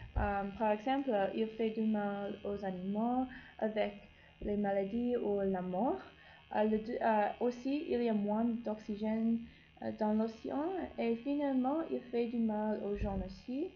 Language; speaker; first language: French; non-native, learner; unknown